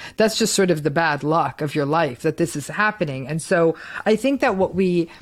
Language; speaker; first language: English; early bilingual, other home language; Hindi